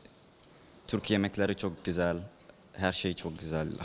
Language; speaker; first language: Turkish; non-native, learner; Arabic